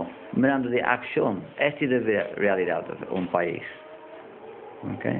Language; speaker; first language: Spanish; non-native, learner; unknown